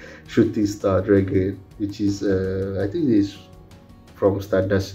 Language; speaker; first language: English; non-native, local second language; Malay